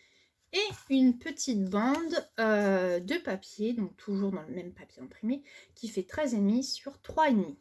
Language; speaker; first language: French; native; French